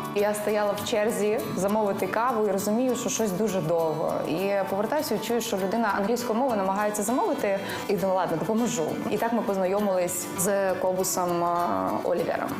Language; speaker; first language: Ukrainian; native; Ukrainian